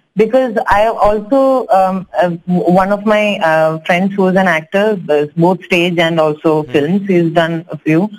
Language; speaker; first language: English; non-native, local second language; Tamil